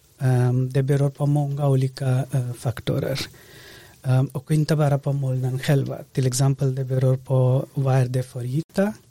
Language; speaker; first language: Swedish; non-native, fluent; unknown